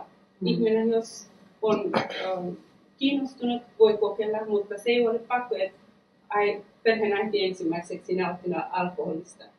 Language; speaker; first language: Finnish; non-native, fluent; Persian